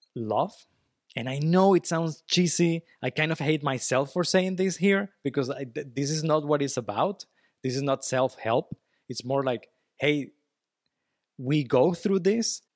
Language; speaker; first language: English; non-native, fluent; Spanish